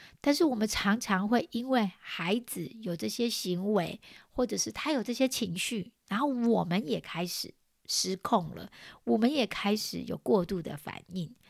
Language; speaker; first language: Chinese; native; Chinese